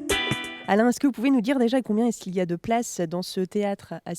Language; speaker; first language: French; native; French